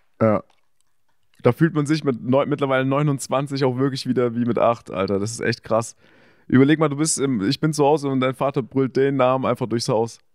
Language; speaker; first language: German; native; German